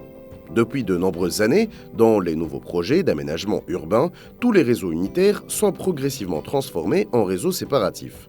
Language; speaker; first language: French; native; French